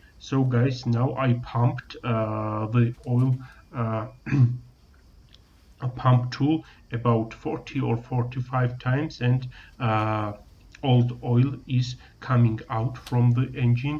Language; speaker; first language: English; non-native, learner; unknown